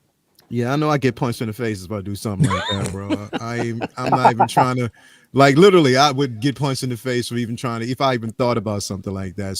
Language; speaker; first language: English; native; English